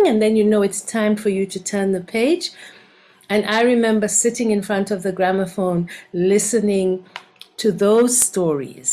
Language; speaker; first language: English; non-native, local second language; Ganda